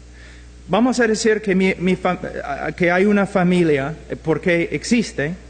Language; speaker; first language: Spanish; non-native, fluent; English